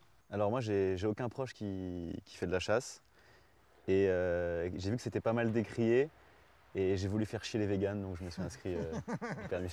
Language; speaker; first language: French; native; French